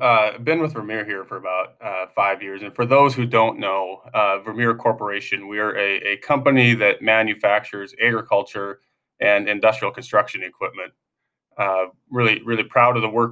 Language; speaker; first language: English; native; English